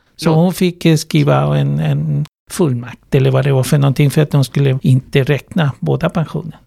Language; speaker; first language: Swedish; non-native, fluent; Spanish